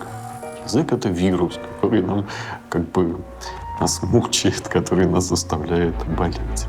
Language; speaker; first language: Russian; native; Russian